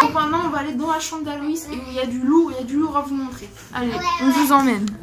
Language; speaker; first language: French; native; French